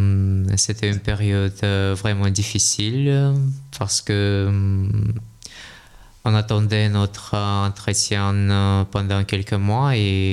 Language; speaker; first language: French; non-native, fluent; Russian